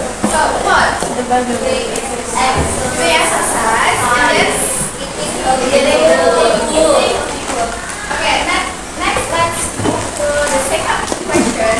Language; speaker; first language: English; non-native, fluent; Indonesian